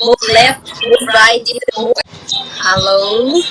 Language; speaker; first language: English; non-native, learner; Thai